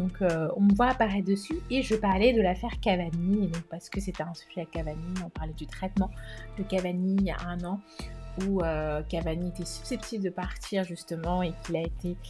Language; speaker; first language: French; native; French